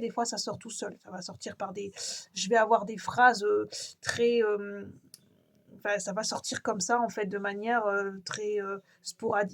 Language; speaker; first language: French; native; French